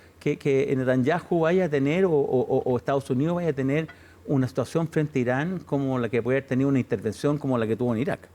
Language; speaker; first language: Spanish; native; Spanish